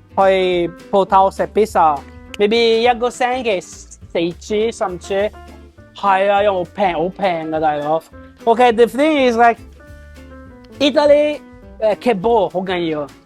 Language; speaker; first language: Cantonese; non-native, learner; Italian